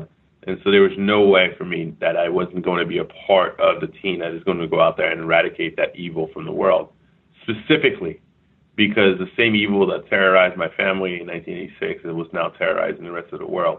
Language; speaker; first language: English; early bilingual, other home language; French